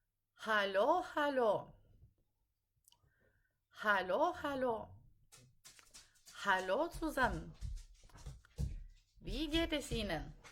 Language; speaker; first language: German; non-native, fluent; Lithuanian